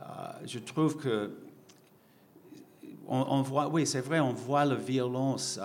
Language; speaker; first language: French; non-native, fluent; English